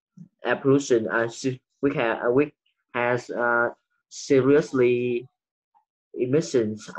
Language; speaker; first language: English; non-native, learner; Vietnamese